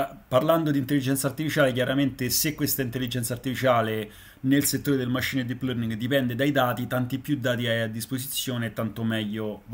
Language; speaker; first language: Italian; native; Italian